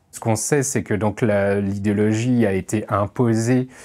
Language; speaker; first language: French; native; French